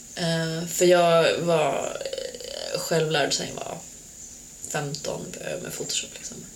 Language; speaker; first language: Swedish; early bilingual, other home language; Hungarian